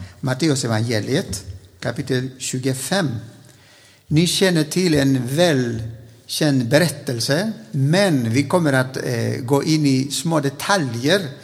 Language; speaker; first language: Swedish; non-native, fluent; Spanish